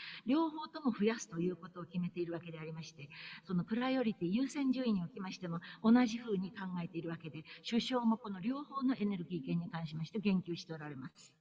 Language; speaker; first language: Japanese; native; Japanese